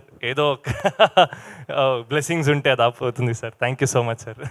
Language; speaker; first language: Telugu; non-native, learner; Kannada